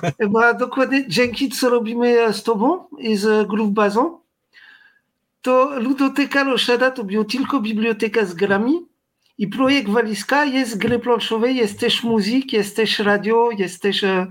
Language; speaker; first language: Polish; non-native, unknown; French